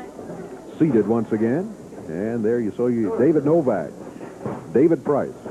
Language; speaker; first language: English; native; English